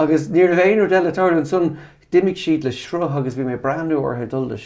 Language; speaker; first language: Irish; non-native, learner; English